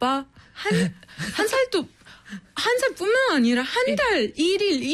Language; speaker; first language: Korean; non-native, fluent; Arabic